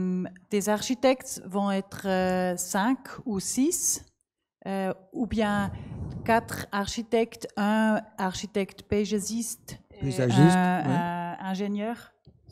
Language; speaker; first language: French; non-native, learner; German